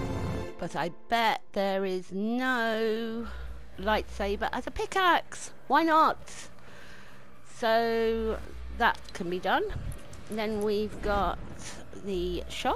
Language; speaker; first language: English; native; English